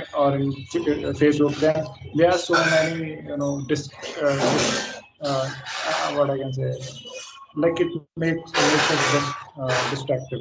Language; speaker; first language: English; non-native, fluent; Hindi